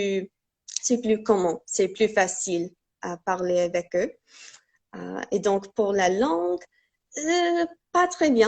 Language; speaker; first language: French; non-native, fluent; English